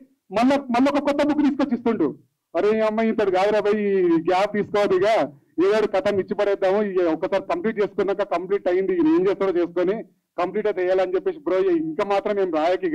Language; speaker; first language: Telugu; native; Telugu